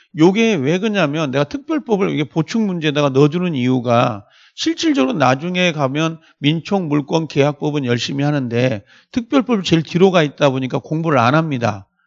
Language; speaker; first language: Korean; native; Korean